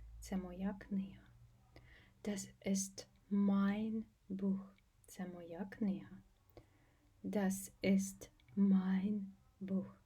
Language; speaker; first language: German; non-native, fluent; Ukrainian